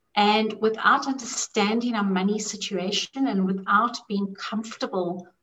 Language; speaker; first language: English; native; English